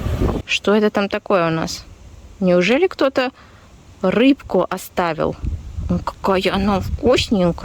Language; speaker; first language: Russian; native; Russian